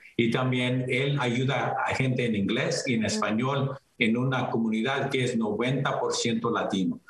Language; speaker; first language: Spanish; early bilingual, heritage; Spanish